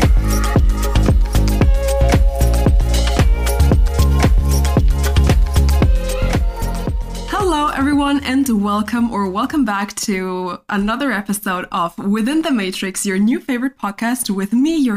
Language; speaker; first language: English; non-native, fluent; Spanish